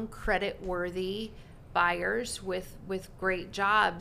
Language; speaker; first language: English; native; English